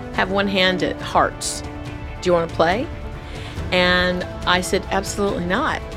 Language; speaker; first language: English; early bilingual, other home language; Filipino